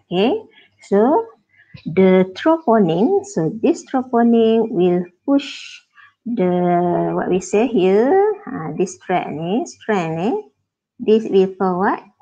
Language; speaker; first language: English; non-native, local second language; Malay